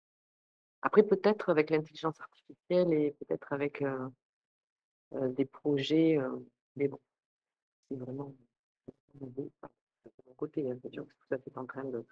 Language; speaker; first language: French; native; French